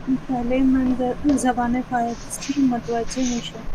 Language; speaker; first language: Persian; non-native, learner; Urdu